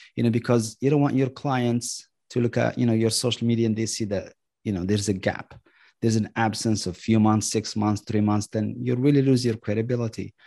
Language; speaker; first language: English; non-native, fluent; Arabic